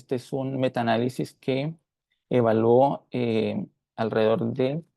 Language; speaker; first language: Spanish; native; Spanish